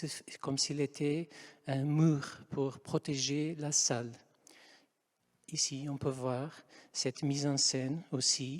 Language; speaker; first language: French; non-native, fluent; Portuguese